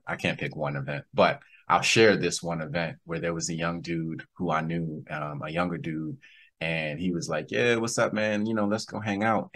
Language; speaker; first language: English; native; English